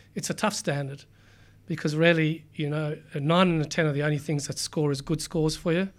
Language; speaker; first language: English; native; English